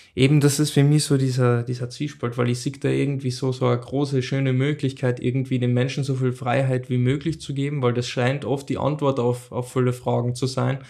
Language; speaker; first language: German; native; German